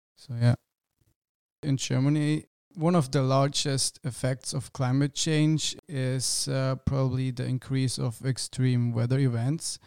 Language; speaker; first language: English; non-native, fluent; German